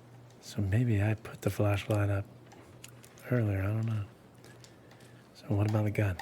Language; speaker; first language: English; native; English